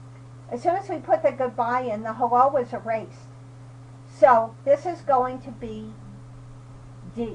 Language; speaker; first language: English; native; English